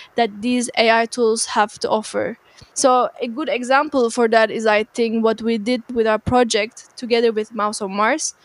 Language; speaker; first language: English; non-native, fluent; Turkish